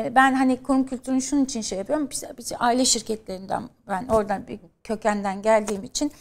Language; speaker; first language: Turkish; native; Turkish